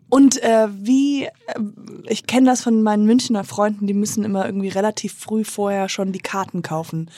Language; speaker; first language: German; non-native, fluent; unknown